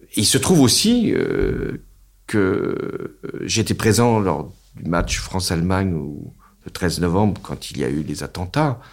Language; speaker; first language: French; native; French